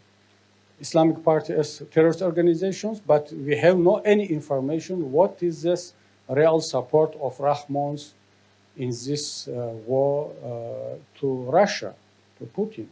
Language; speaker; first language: English; non-native, learner; Tajik